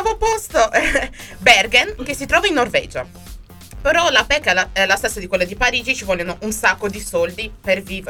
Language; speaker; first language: Italian; native; Italian